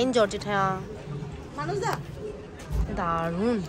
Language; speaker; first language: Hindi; non-native, local second language; Bangla